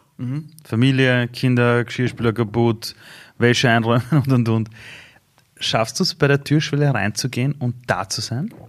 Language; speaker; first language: German; early bilingual, other home language; Persian